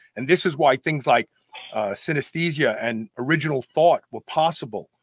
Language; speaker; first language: English; native; English